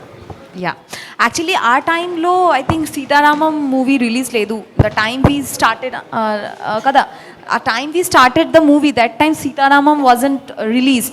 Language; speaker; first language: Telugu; non-native, learner; Bangla